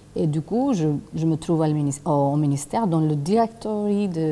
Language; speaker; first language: French; non-native, fluent; Albanian